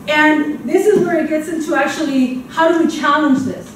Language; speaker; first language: English; native; English